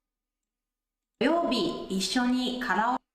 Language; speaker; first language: Japanese; non-native, learner; English